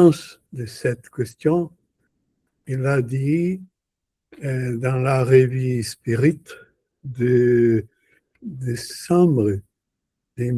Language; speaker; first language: French; non-native, learner; Portuguese